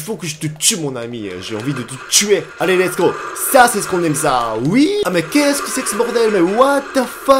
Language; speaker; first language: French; non-native, fluent; Japanese